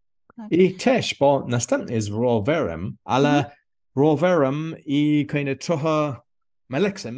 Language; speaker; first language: Polish; non-native, learner; English